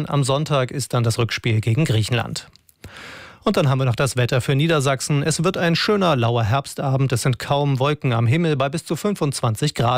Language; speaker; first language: German; native; German